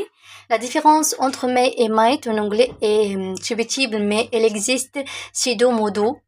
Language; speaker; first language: French; non-native, local second language; Arabic